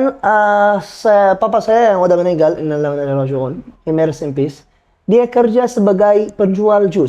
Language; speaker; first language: Indonesian; non-native, fluent; Arabic